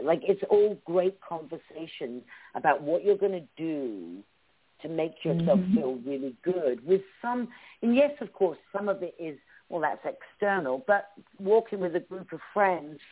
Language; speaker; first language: English; native; English